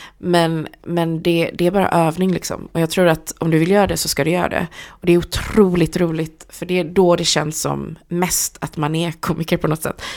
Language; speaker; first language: Swedish; early bilingual, other home language; Chinese